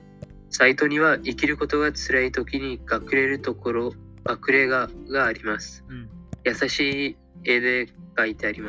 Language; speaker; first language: Japanese; non-native, fluent; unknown